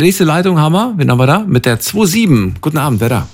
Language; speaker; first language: German; native; German